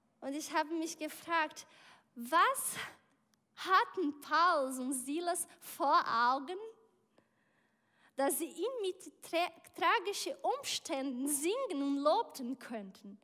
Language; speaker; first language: German; non-native, learner; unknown